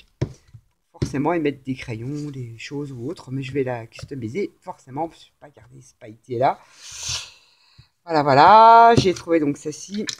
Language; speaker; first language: French; native; French